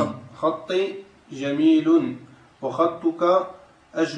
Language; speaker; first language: Arabic; non-native, learner; French